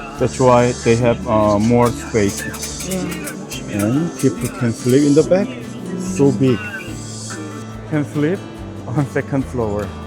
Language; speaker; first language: English; non-native, learner; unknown